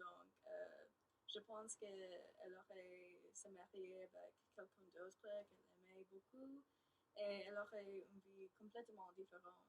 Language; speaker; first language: French; non-native, learner; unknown